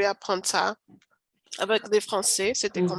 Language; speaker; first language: French; non-native, learner; Portuguese